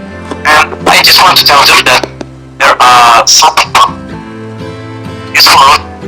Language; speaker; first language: English; non-native, learner; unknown